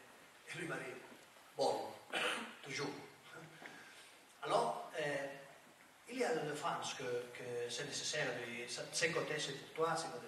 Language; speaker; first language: French; non-native, learner; Spanish